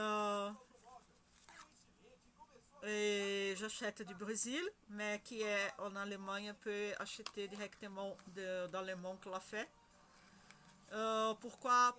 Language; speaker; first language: French; non-native, learner; Spanish